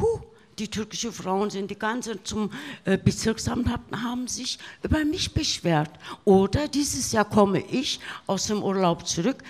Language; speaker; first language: German; early bilingual, other home language; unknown